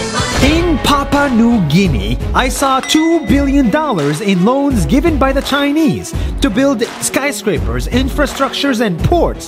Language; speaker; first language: English; non-native, fluent; Arabic